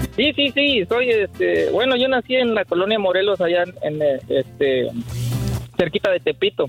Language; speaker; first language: Spanish; native; Spanish